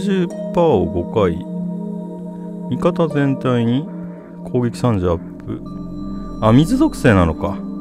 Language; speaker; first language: Japanese; native; Japanese